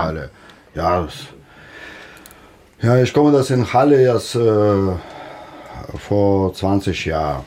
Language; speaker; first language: German; non-native, learner; Russian